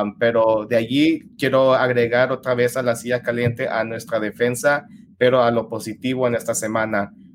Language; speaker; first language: Spanish; early bilingual, heritage; Spanish